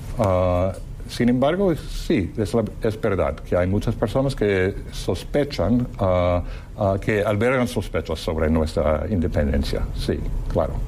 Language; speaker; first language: Spanish; non-native, fluent; English